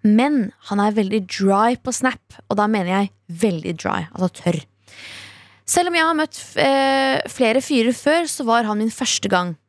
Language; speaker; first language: Norwegian; early bilingual, other home language; Kurdish